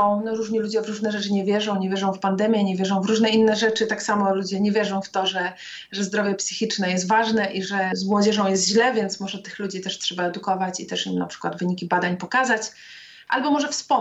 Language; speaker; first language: Polish; native; Polish